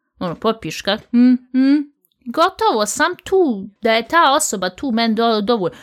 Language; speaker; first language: Bosnian; early bilingual, heritage; Bosnian